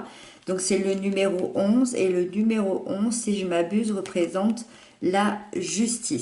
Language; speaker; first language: French; native; French